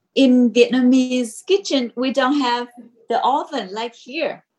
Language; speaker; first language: English; non-native, learner; Vietnamese